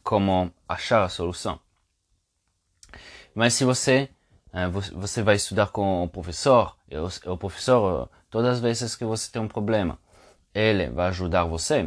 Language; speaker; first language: Portuguese; non-native, fluent; Italian